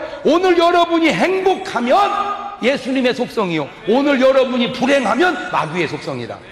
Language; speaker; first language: Korean; native; Korean